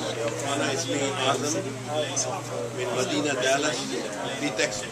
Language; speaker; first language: Arabic; non-native, learner; English